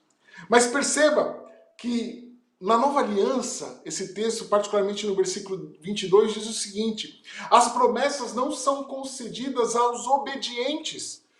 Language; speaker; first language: Portuguese; native; Portuguese